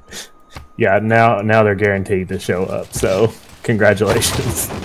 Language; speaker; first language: English; native; English